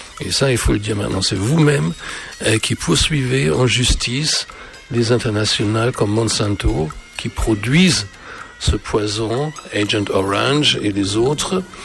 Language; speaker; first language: French; native; French